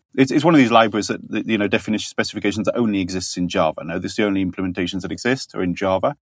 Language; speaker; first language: English; native; English